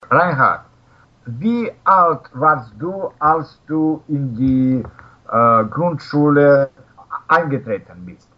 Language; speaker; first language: German; non-native, fluent; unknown